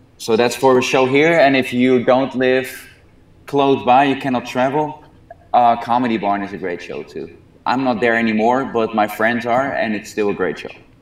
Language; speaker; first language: English; non-native, fluent; Dutch